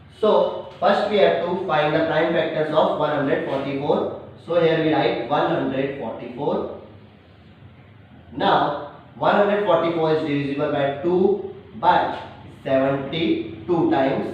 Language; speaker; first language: English; non-native, local second language; Hindi